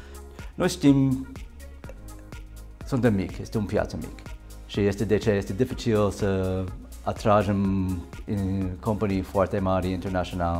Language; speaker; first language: Romanian; non-native, learner; English